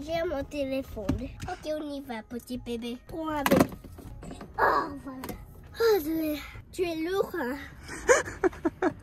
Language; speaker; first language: French; early bilingual, heritage; French